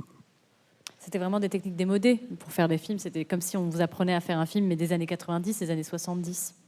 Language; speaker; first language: French; native; French